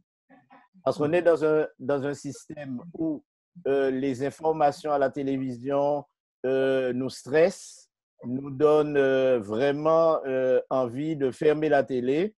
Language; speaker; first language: French; native; French